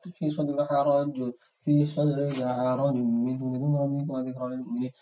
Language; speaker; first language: Arabic; non-native, learner; Indonesian